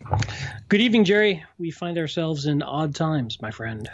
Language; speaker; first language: English; native; English